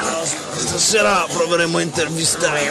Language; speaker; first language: Italian; native; Italian